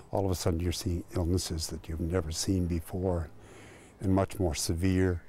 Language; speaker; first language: English; native; English